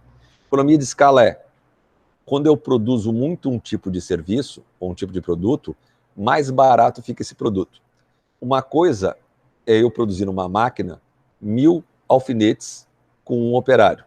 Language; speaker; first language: Portuguese; native; Portuguese